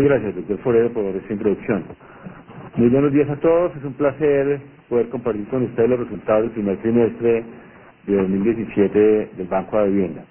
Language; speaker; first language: Spanish; native; Spanish